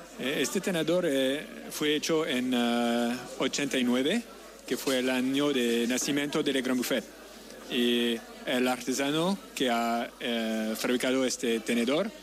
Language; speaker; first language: Spanish; non-native, learner; French